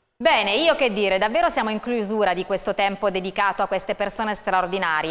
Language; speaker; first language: Italian; native; Italian